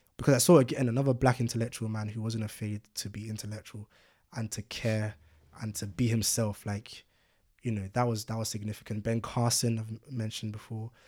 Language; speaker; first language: English; early bilingual, other home language; Yoruba